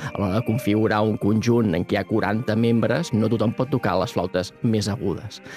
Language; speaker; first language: Catalan; native; Catalan